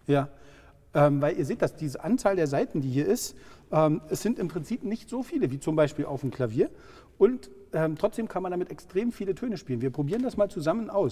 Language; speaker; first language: German; native; German